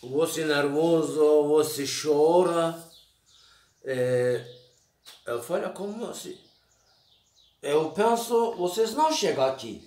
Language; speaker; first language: Portuguese; non-native, learner; Turkish